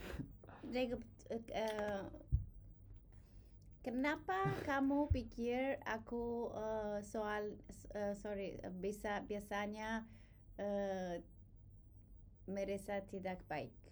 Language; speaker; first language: Indonesian; non-native, learner; English